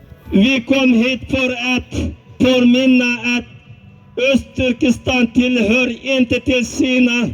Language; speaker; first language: Swedish; non-native, learner; Uyghur